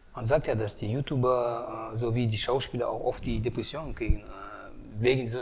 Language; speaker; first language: German; native; German